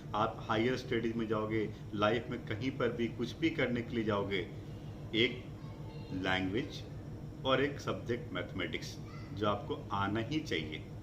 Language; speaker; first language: Hindi; native; Hindi